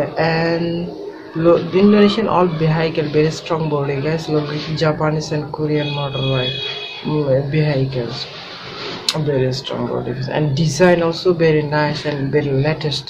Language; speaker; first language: English; non-native, learner; Bangla